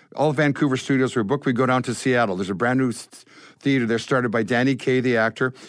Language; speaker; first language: English; native; English